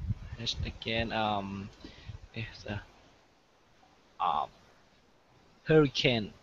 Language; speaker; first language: English; non-native, learner; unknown